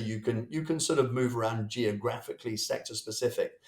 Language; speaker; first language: English; native; English